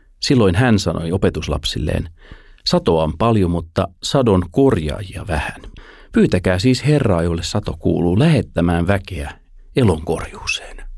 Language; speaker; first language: Finnish; native; Finnish